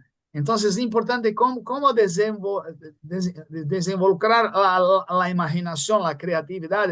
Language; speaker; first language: Spanish; non-native, fluent; Portuguese